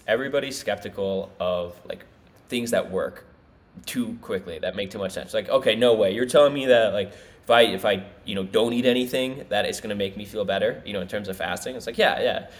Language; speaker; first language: English; native; English